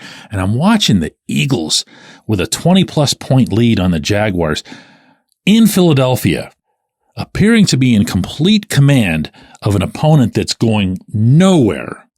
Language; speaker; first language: English; native; English